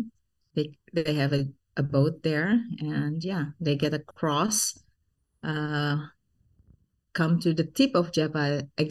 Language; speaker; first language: English; non-native, fluent; Sundanese